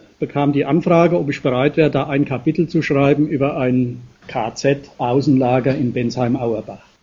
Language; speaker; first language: German; native; German